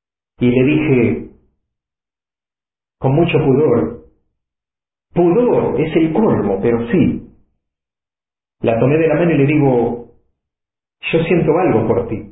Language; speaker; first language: Spanish; native; Spanish